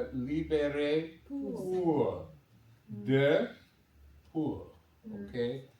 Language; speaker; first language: French; non-native, learner; English